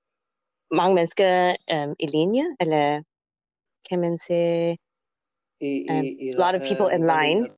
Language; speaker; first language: Danish; non-native, learner; English